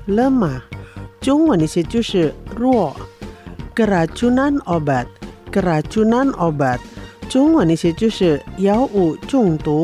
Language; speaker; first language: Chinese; non-native, fluent; Indonesian